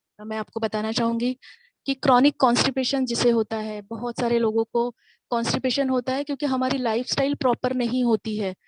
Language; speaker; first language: Hindi; non-native, local second language; Marathi